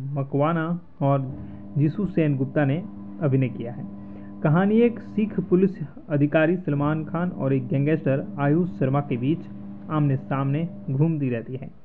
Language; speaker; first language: Hindi; native; Hindi